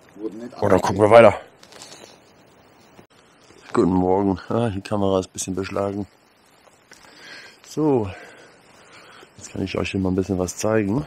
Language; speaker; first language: German; native; German